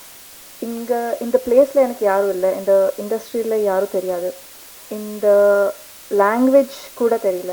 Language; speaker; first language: Tamil; non-native, learner; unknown